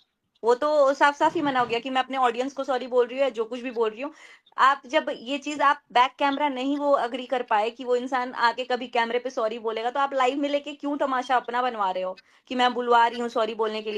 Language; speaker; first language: Hindi; native; Hindi